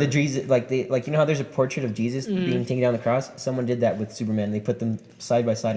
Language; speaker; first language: English; native; English